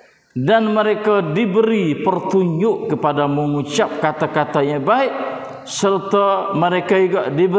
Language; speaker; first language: Malay; native; Malay